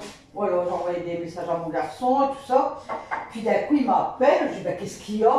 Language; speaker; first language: French; native; French